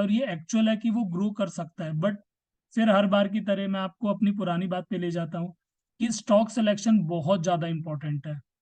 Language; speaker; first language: Hindi; native; Hindi